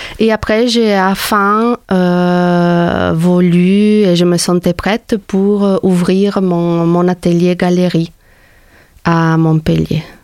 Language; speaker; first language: French; non-native, fluent; Italian